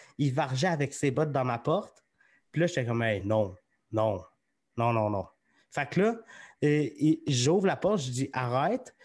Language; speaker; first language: French; native; French